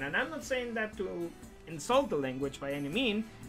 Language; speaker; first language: English; non-native, fluent; Spanish